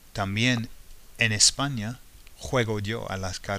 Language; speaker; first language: Spanish; non-native, fluent; English